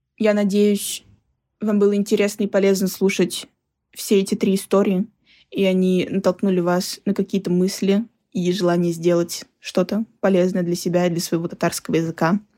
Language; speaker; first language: Russian; native; Russian